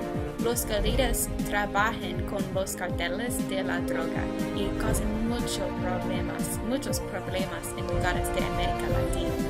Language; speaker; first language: Spanish; non-native, learner; English